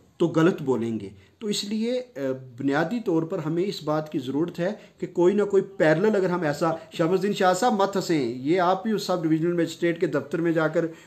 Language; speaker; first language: Urdu; non-native, local second language; Punjabi